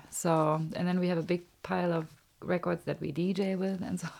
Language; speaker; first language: English; non-native, fluent; German